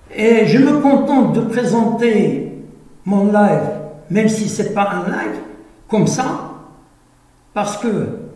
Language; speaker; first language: French; non-native, local second language; Arabic